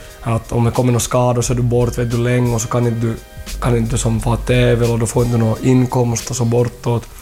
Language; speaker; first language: Swedish; early bilingual, other home language; Thai